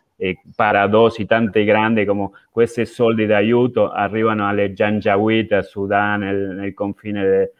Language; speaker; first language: Italian; non-native, fluent; Spanish